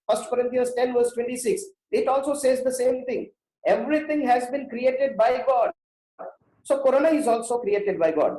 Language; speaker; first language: English; non-native, local second language; Hindi